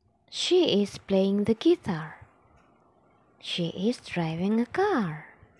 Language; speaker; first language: English; non-native, fluent; Indonesian